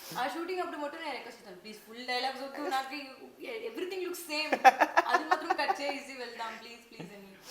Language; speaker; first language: Telugu; non-native, learner; Tamil